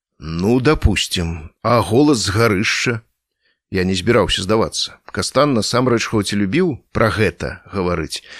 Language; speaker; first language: Belarusian; native; Belarusian